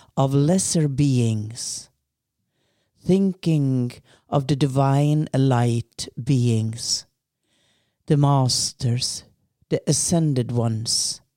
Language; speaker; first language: English; non-native, fluent; Norwegian